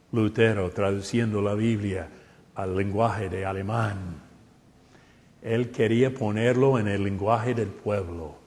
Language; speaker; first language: Spanish; non-native, fluent; English